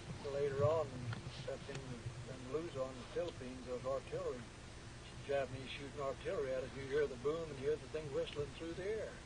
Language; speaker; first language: English; native; English